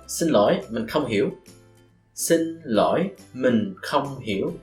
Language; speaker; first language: Vietnamese; non-native, fluent; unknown